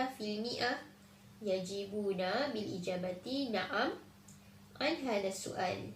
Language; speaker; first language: Arabic; non-native, learner; Malay